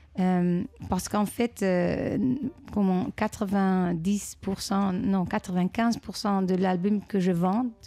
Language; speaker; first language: French; non-native, fluent; Dutch